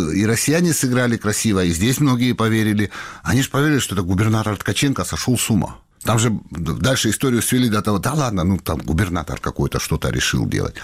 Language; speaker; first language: Russian; non-native, local second language; Georgian